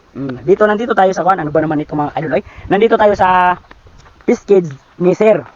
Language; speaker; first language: Filipino; non-native, local second language; Cebuano